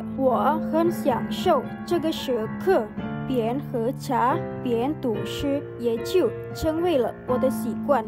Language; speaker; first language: Chinese; non-native, fluent; Indonesian